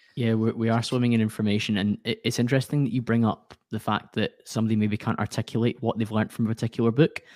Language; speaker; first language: English; native; English